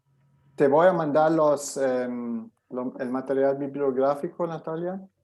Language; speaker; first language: Spanish; non-native, fluent; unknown